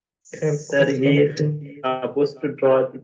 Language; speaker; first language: English; non-native, learner; Bangla